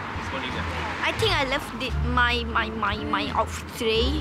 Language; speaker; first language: English; non-native, learner; Malay